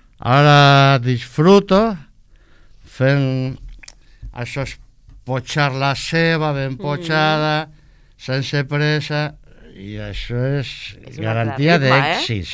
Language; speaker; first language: Catalan; non-native, local second language; Spanish